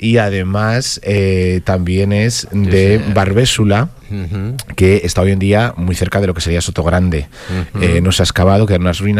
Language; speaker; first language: Spanish; native; Spanish